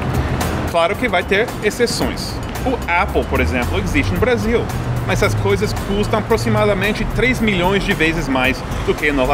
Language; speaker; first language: Portuguese; non-native, fluent; English